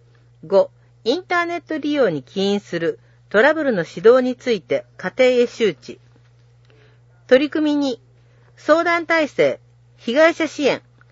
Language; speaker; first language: Japanese; native; Japanese